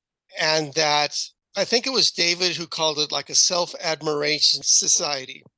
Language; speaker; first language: English; native; English